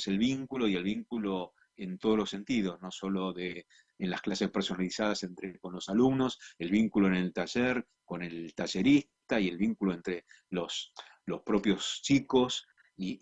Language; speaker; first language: Spanish; native; Spanish